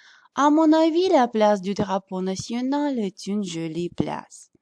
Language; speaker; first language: French; non-native, fluent; Russian